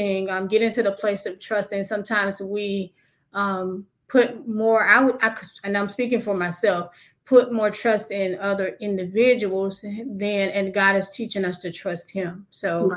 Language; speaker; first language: English; native; English